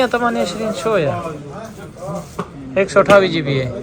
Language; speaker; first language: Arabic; non-native, learner; Urdu